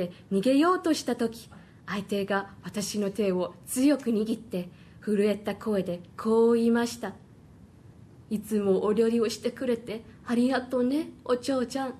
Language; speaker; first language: Japanese; non-native, fluent; Chinese